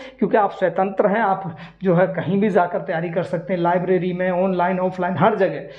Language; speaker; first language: Hindi; native; Hindi